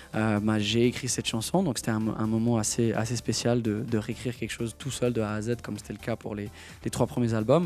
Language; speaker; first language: French; native; French